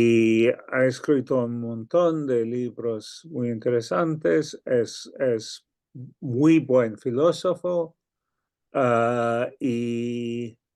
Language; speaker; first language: Spanish; non-native, fluent; English